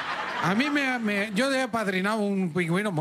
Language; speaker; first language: Spanish; native; Spanish